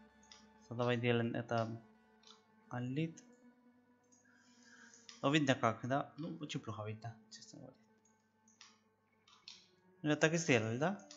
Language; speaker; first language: Russian; non-native, learner; Spanish